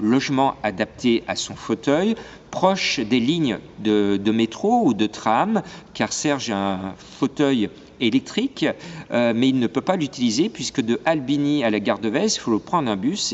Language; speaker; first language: French; native; French